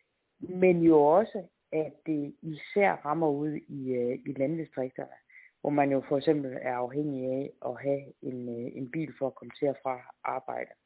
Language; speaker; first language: Danish; native; Danish